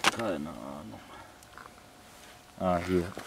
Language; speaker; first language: German; native; German